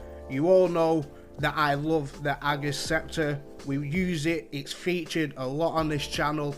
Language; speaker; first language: English; native; English